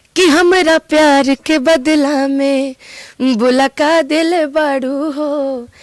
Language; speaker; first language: Hindi; native; Hindi